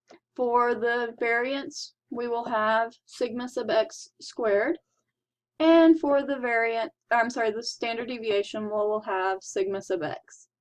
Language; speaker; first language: English; native; English